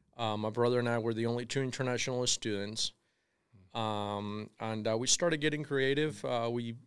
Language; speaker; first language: English; non-native, fluent; Spanish